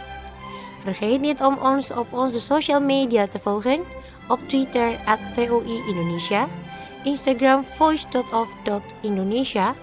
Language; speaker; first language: Dutch; non-native, learner; Indonesian